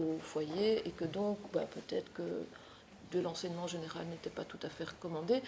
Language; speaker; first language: French; native; French